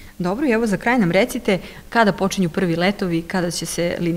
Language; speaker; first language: Serbian; native; Serbian